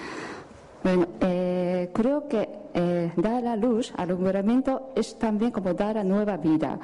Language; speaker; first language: Spanish; non-native, fluent; Japanese